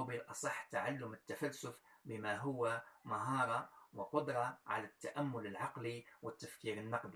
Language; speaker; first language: Arabic; native; Arabic